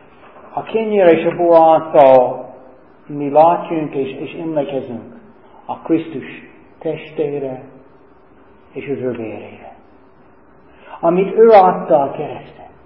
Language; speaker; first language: Hungarian; non-native, fluent; English